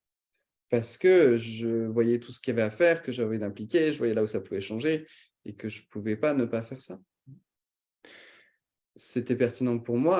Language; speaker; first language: French; native; French